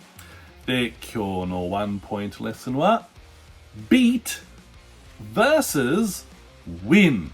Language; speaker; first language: Japanese; non-native, fluent; English